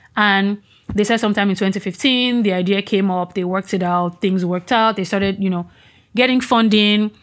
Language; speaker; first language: English; non-native, local second language; Yoruba